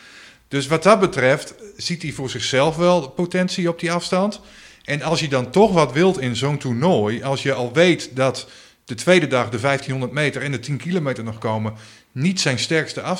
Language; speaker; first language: Dutch; native; Dutch